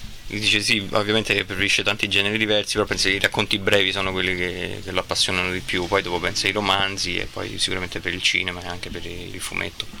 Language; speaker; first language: Italian; native; Italian